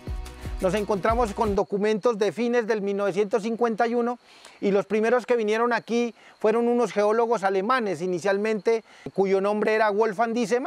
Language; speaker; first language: Spanish; native; Spanish